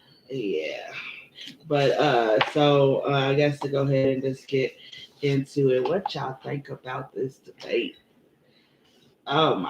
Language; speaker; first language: English; native; English